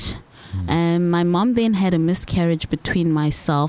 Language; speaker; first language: English; non-native, local second language; Xhosa